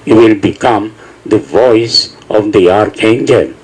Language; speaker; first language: English; non-native, local second language; Filipino